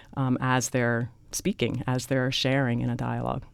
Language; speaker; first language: English; native; English